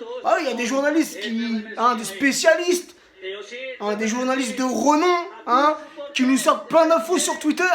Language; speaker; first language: French; native; French